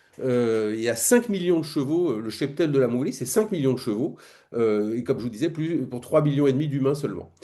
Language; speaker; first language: French; native; French